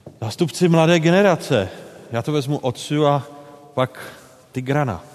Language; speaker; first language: Czech; native; Czech